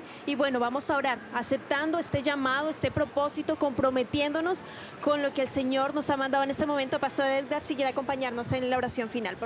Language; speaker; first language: Spanish; native; Spanish